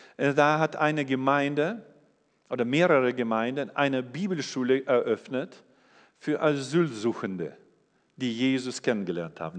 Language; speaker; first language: German; non-native, fluent; English